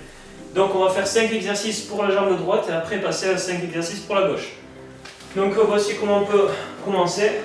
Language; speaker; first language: French; native; French